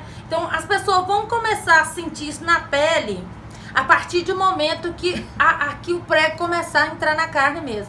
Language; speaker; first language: Portuguese; native; Portuguese